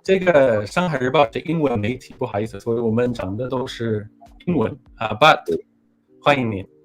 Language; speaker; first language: Chinese; non-native, fluent; English